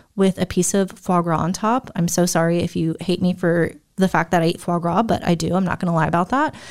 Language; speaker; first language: English; early bilingual, other home language; German